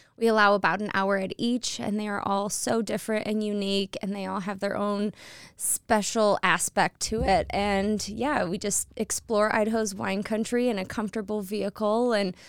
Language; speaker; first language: English; native; English